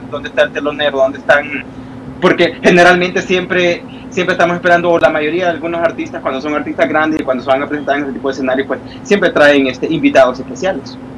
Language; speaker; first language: Spanish; native; Spanish